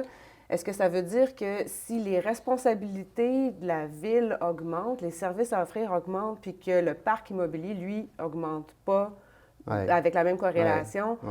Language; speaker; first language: French; native; French